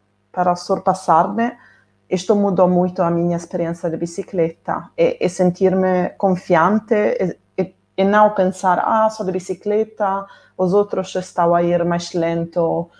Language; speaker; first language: Portuguese; non-native, fluent; Italian